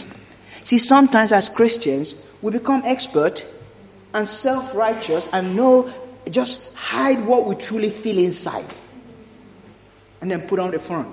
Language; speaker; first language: English; non-native, local second language; Yoruba